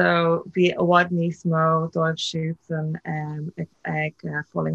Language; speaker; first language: Irish; non-native, local second language; English